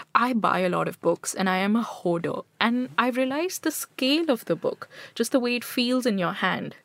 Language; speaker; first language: English; non-native, local second language; Hindi